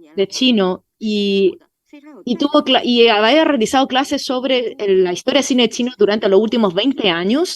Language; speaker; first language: Spanish; non-native, fluent; Chinese